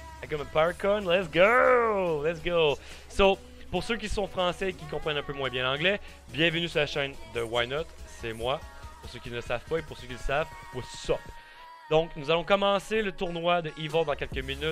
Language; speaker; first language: French; native; French